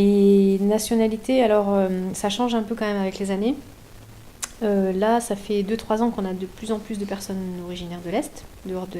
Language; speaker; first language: French; native; French